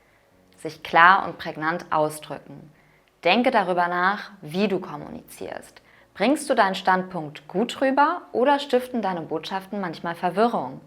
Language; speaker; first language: German; native; German